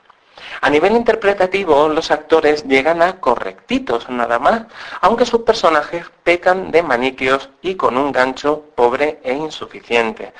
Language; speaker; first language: Spanish; native; Spanish